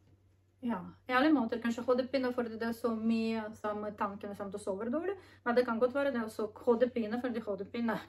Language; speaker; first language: Norwegian; non-native, learner; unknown